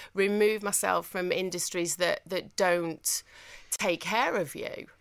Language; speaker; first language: English; native; English